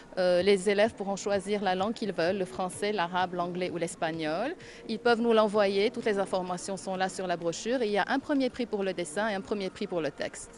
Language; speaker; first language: French; non-native, local second language; Arabic